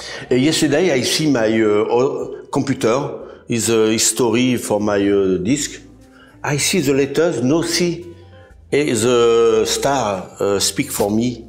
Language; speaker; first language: English; non-native, learner; French